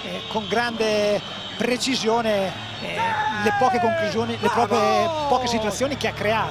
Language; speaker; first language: Italian; native; Italian